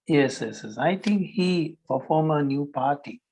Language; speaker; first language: English; non-native, learner; Sinhala